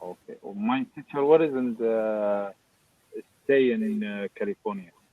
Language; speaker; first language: English; non-native, learner; Arabic